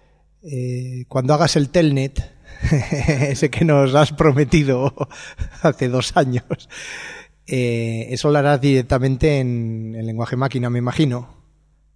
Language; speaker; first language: Spanish; native; Spanish